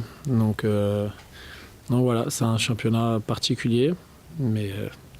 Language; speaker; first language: French; native; French